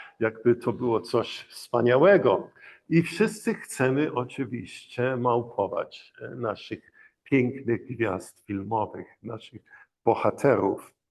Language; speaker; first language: Polish; early bilingual, heritage; Polish